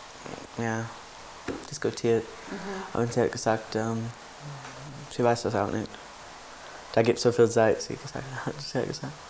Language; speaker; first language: German; non-native, learner; English